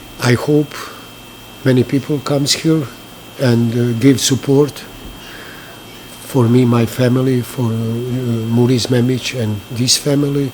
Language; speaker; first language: English; non-native, learner; Bosnian